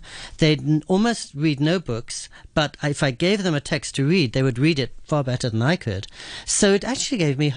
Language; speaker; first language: English; native; English